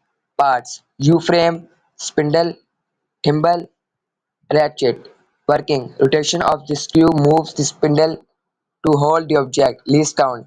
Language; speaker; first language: English; non-native, local second language; Urdu